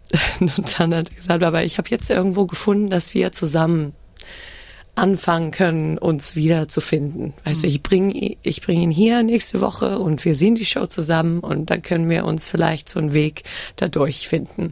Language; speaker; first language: German; early bilingual, heritage; German